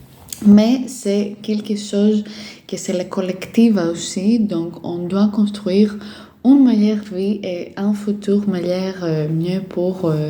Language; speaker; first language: French; non-native, fluent; Greek